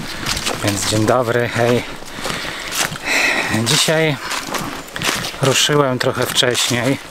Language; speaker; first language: Polish; native; Polish